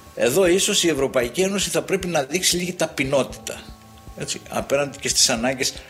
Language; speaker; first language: Greek; native; Greek